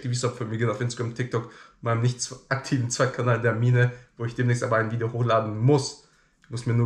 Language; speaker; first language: German; native; German